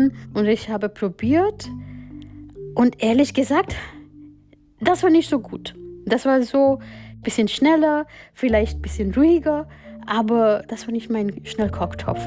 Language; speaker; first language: German; non-native, learner; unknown